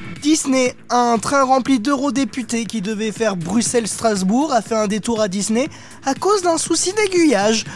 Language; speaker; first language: French; native; French